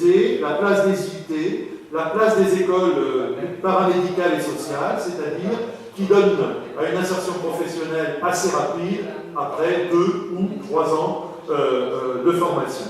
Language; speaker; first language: French; native; French